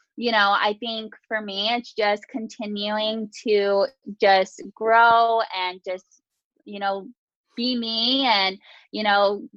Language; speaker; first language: English; early bilingual, other home language; Japanese